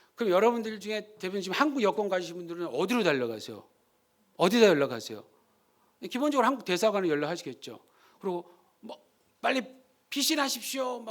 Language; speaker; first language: Korean; early bilingual, heritage; Korean